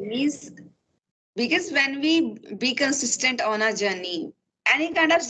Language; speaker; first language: English; non-native, fluent; Hindi